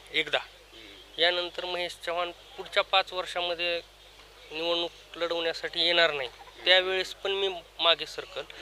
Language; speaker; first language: Marathi; native; Marathi